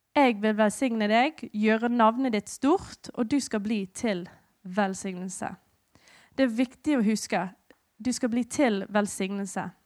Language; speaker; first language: Norwegian; non-native, fluent; English